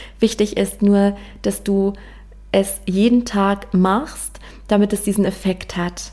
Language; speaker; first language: German; native; German